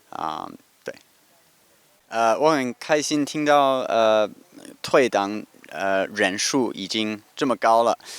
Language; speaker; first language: Chinese; non-native, fluent; English